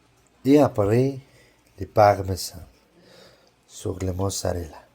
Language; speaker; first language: French; non-native, learner; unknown